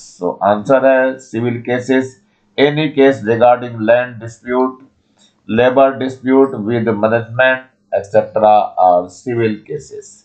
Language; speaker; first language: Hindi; native; Hindi